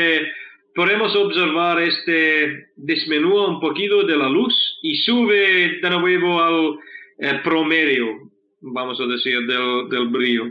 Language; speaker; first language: Spanish; non-native, fluent; English